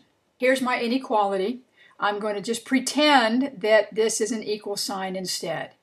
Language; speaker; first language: English; native; English